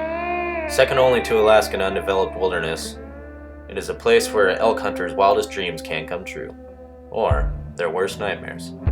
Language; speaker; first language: English; native; English